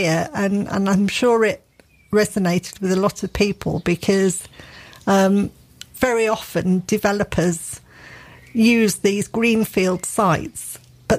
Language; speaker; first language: English; native; English